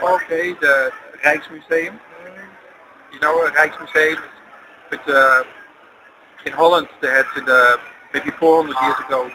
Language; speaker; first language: English; non-native, learner; Dutch